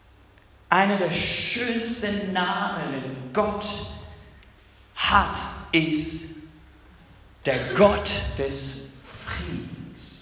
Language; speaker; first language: German; non-native, fluent; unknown